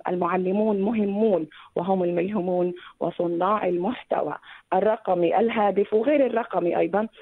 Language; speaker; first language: Arabic; native; Arabic